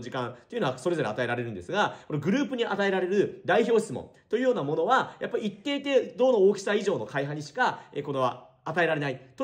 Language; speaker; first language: Japanese; native; Japanese